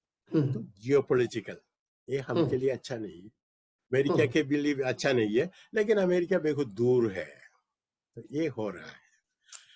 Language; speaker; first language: Hindi; non-native, local second language; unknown